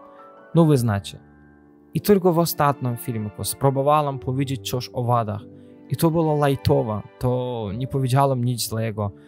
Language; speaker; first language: Polish; non-native, learner; Azerbaijani